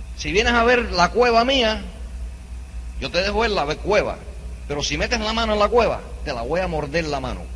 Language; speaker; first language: Spanish; early bilingual, heritage; Spanish